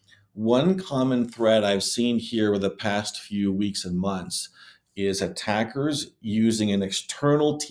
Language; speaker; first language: English; native; English